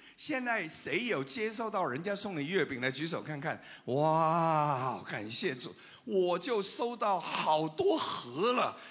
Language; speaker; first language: Chinese; non-native, local second language; Cantonese